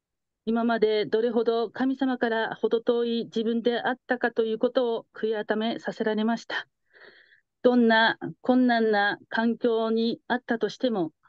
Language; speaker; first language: Japanese; native; Japanese